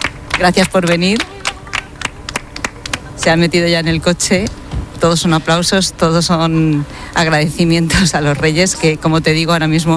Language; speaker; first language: Spanish; native; Spanish